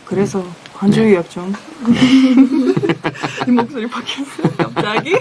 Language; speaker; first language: Korean; non-native, fluent; Russian